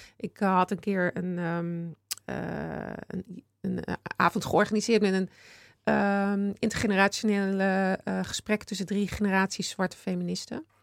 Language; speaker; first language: Dutch; native; Dutch